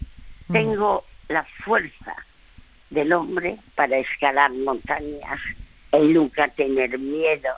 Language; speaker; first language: Spanish; early bilingual, other home language; French